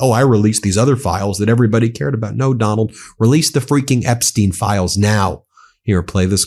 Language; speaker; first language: English; native; English